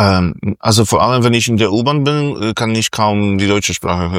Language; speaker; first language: German; non-native, fluent; Polish